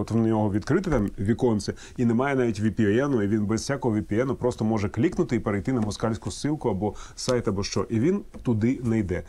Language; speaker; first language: Ukrainian; non-native, local second language; Russian